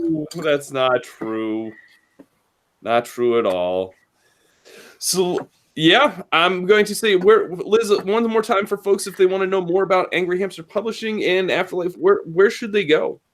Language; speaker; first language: English; native; English